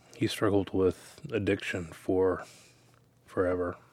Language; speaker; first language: English; native; English